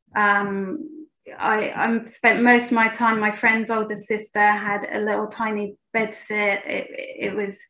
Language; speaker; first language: English; native; English